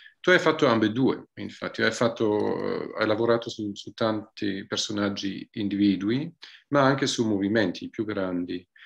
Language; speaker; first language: Italian; non-native, fluent; German